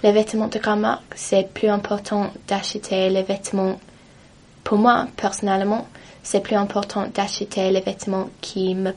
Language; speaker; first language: French; non-native, learner; English